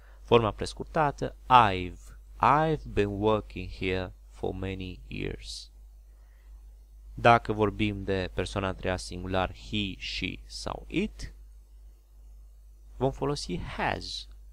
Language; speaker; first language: English; non-native, fluent; Romanian